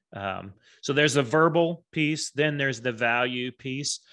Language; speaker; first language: English; native; English